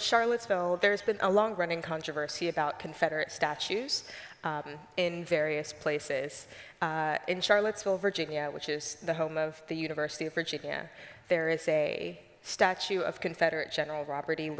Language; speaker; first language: English; native; English